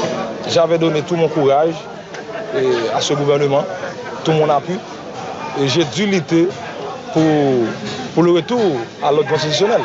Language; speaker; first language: French; non-native, local second language; Haitian Creole